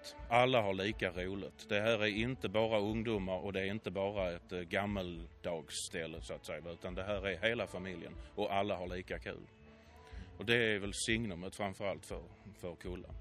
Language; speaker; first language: Swedish; native; Swedish